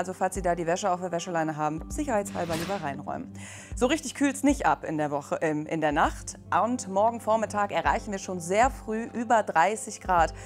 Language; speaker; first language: German; native; German